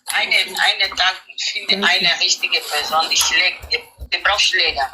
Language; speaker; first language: German; non-native, learner; Nigerian Pidgin